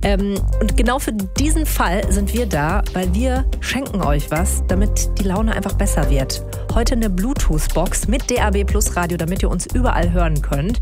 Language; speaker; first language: German; native; German